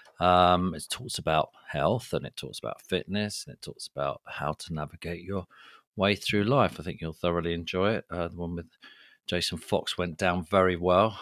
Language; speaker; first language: English; native; English